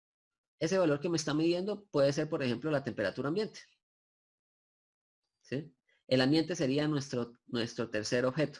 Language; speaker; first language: Spanish; native; Spanish